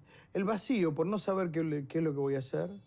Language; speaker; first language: Spanish; native; Spanish